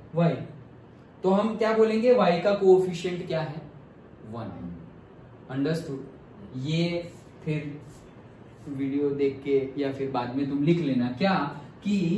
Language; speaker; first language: Hindi; non-native, local second language; Gujarati